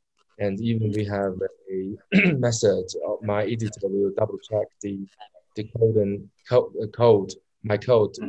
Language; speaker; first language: English; non-native, learner; Chinese